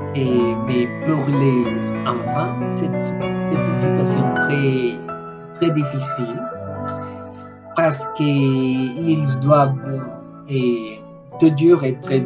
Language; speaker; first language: French; non-native, learner; Spanish